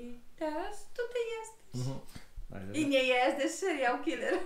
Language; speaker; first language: Polish; early bilingual, heritage; Polish